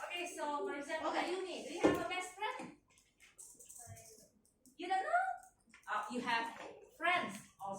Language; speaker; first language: English; non-native, learner; Indonesian